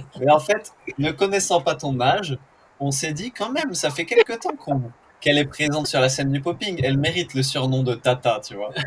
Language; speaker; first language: French; native; French